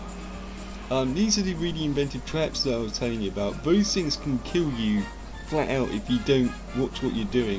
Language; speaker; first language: English; native; English